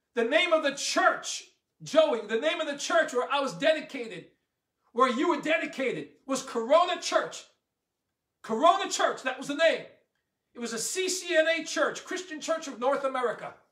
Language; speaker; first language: English; native; English